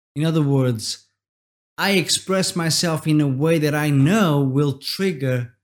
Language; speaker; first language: English; non-native, fluent; Portuguese